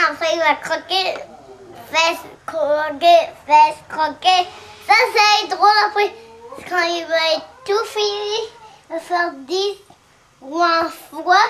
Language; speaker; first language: French; early bilingual, heritage; French